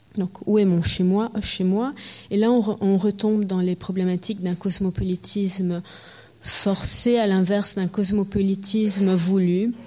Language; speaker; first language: French; early bilingual, heritage; French